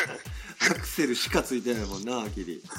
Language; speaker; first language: Japanese; native; Japanese